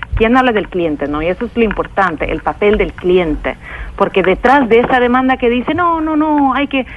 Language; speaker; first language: Spanish; non-native, fluent; Swedish